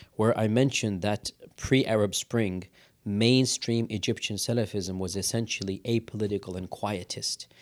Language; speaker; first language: English; native; English